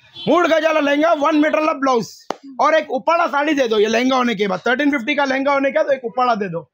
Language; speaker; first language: Hindi; non-native, local second language; Telugu